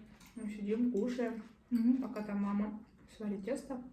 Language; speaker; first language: Russian; non-native, local second language; Kazakh